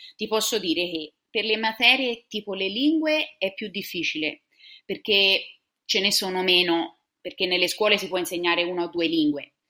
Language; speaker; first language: Italian; native; Italian